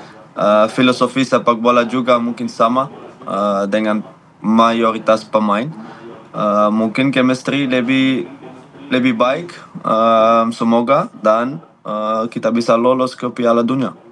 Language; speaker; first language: Indonesian; non-native, fluent; Dutch